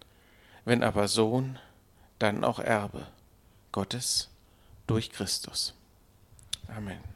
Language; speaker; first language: German; native; German